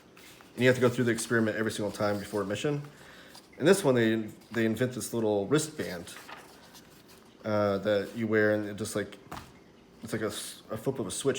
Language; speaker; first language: English; native; English